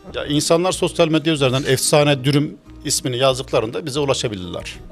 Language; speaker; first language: Turkish; native; Turkish